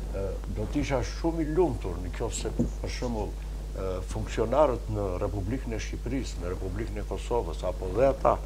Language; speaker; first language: Albanian; native; Albanian